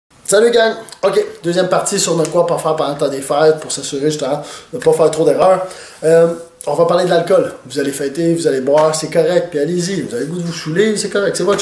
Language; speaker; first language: French; native; French